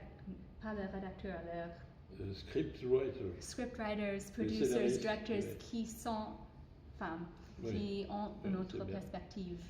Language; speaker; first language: French; non-native, fluent; English